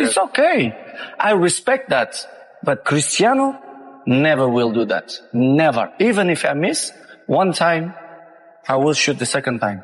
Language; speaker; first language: English; non-native, fluent; Portuguese